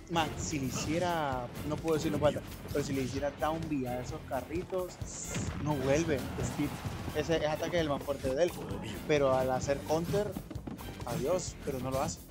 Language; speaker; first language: Spanish; native; Spanish